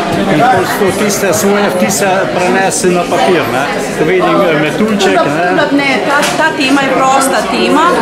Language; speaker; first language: Slovenian; native; Slovenian